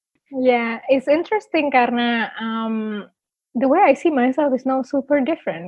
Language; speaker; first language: English; non-native, fluent; Indonesian